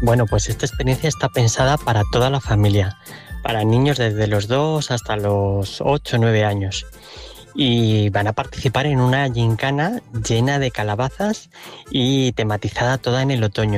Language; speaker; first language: Spanish; native; Spanish